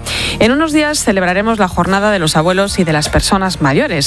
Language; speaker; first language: Spanish; native; Spanish